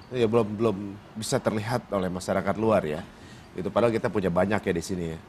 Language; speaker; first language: Indonesian; native; Indonesian